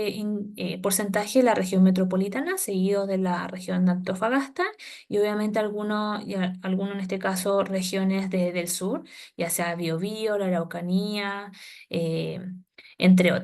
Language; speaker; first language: Spanish; native; Spanish